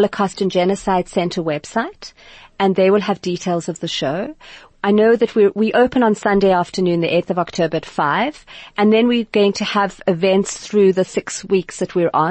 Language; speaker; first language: English; native; English